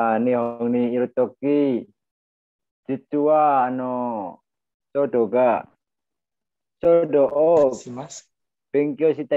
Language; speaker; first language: Japanese; non-native, learner; Indonesian